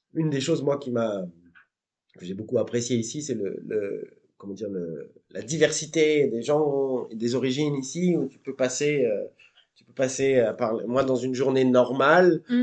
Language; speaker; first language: French; native; French